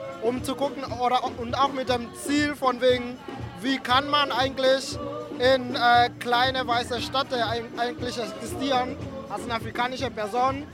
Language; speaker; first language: German; non-native, fluent; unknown